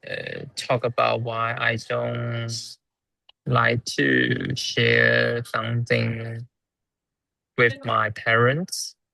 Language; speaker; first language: English; non-native, learner; Chinese